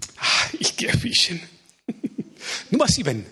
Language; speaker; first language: German; non-native, fluent; Spanish